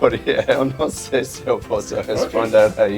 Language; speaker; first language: Portuguese; non-native, fluent; English